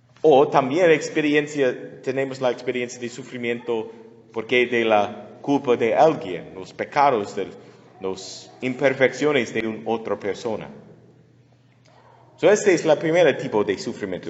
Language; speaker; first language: Spanish; non-native, fluent; English